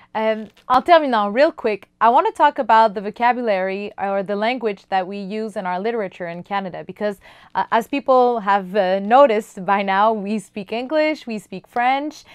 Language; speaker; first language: English; non-native, fluent; French